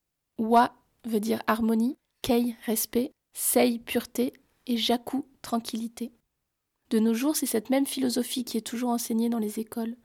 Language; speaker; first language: French; native; French